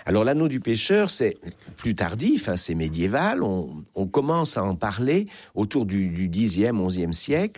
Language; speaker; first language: French; native; French